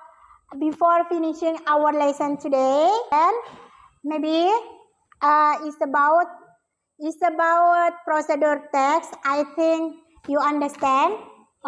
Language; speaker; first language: English; non-native, learner; Indonesian